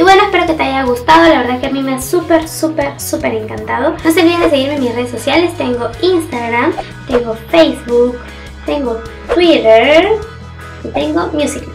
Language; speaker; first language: Spanish; native; Spanish